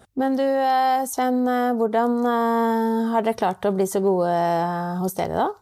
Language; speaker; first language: Norwegian; native; Norwegian